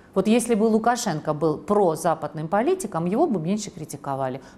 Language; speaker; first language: Russian; non-native, local second language; Georgian